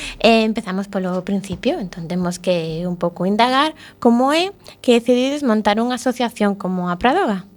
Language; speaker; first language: Galician; native; Galician